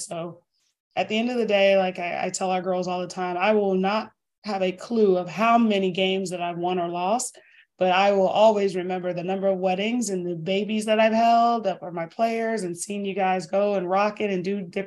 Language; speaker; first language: English; native; English